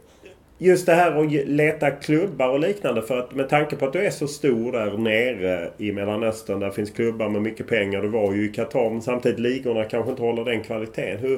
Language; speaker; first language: Swedish; native; Swedish